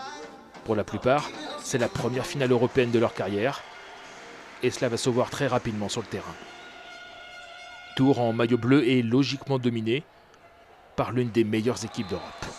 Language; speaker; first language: French; native; French